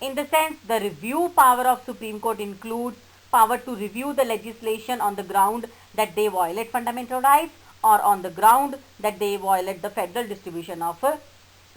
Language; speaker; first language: English; non-native, local second language; Hindi